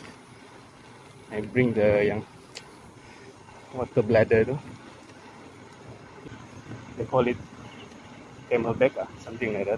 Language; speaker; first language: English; non-native, local second language; Malay